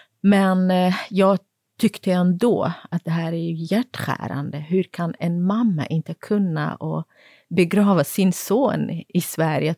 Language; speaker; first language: Swedish; non-native, fluent; Kurdish